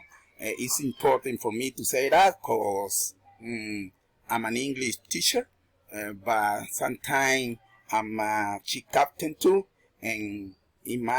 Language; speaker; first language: English; non-native, learner; Spanish